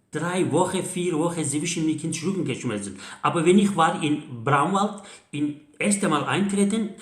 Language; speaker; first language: German; non-native, learner; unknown